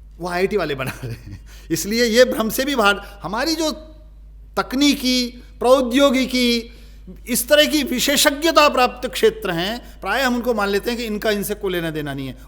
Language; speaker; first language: Hindi; native; Hindi